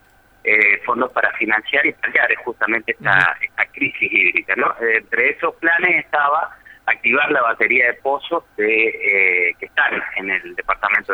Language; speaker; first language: Spanish; native; Spanish